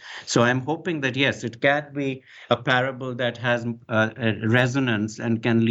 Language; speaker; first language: English; non-native, local second language; Urdu